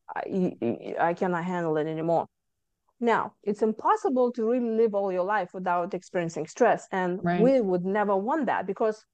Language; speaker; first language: English; non-native, fluent; Lithuanian